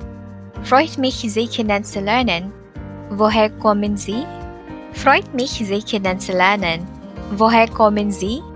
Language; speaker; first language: German; non-native, fluent; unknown